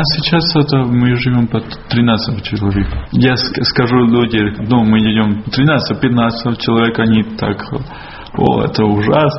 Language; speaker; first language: Russian; non-native, learner; Spanish